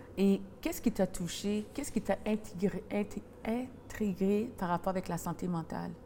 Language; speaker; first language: French; native; French